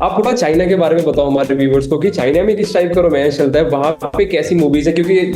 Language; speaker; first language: Hindi; native; Hindi